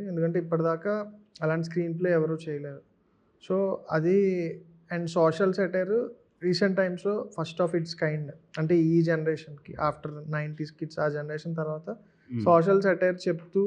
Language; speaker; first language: Telugu; native; Telugu